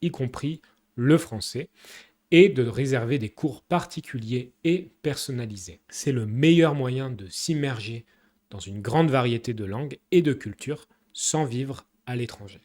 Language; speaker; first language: French; native; French